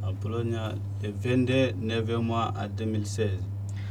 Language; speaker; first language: French; non-native, learner; Bambara